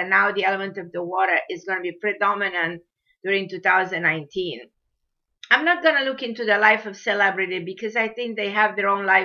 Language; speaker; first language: English; non-native, fluent; Romanian